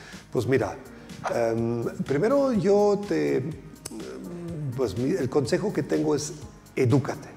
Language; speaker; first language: Spanish; non-native, fluent; German